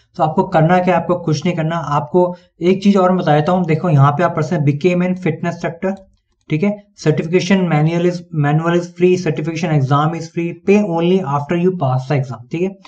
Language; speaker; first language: Hindi; native; Hindi